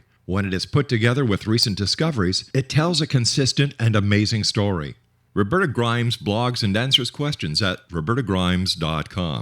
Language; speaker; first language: English; native; English